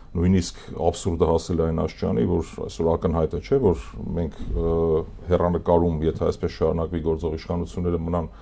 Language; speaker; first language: Armenian; native; Armenian